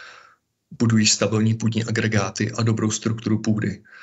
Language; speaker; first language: Czech; native; Czech